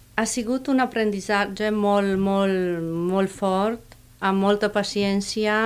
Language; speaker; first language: Catalan; non-native, fluent; Spanish